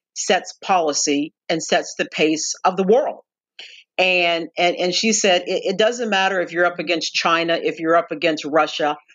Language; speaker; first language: English; native; English